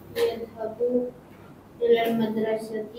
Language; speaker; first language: Arabic; non-native, learner; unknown